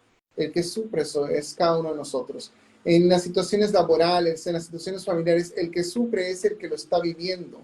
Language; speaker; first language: Spanish; native; Spanish